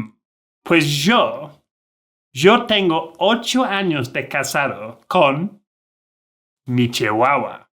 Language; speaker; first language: Spanish; non-native, fluent; English